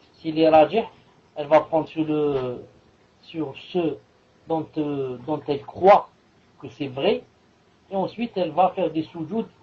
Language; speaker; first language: French; non-native, local second language; Arabic